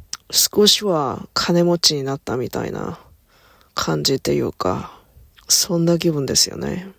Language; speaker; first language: Japanese; non-native, learner; Korean